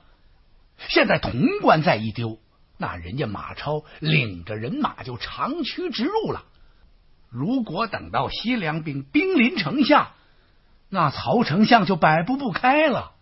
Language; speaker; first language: Chinese; native; Chinese